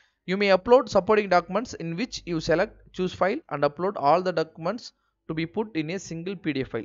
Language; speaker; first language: English; non-native, local second language; Tamil